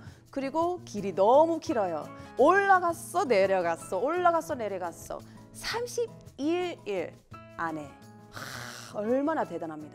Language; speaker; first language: Korean; non-native, fluent; English